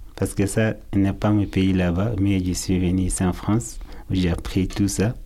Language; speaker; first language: French; non-native, learner; Arabic